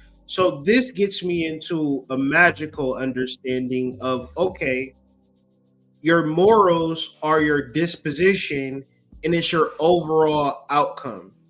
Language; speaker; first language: English; native; English